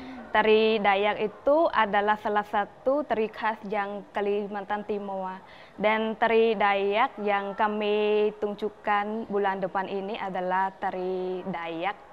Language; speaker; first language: Indonesian; non-native, learner; Khmer